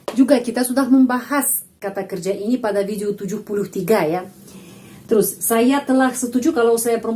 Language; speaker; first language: Indonesian; non-native, fluent; Russian